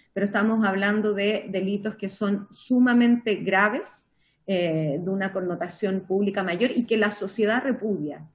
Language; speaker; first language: Spanish; native; Spanish